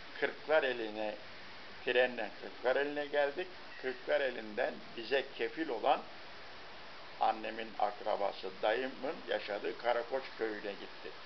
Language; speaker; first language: Turkish; native; Turkish